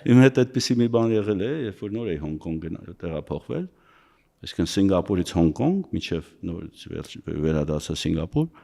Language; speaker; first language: Armenian; native; Armenian